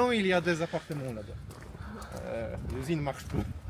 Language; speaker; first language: French; non-native, fluent; Polish